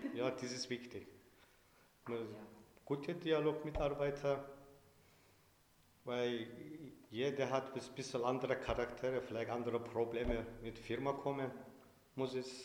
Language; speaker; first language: German; non-native, learner; Turkish